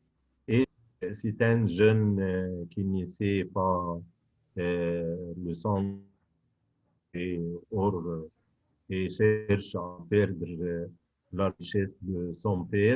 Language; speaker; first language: French; non-native, fluent; Arabic